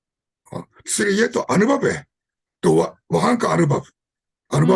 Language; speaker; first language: Hindi; non-native, fluent; Japanese